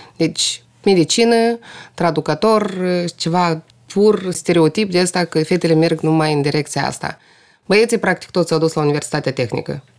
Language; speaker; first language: Romanian; non-native, local second language; Russian